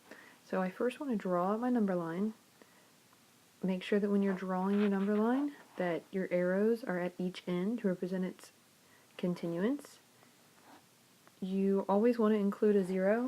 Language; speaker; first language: English; native; English